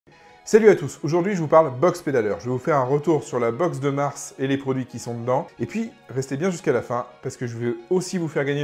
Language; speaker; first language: French; native; French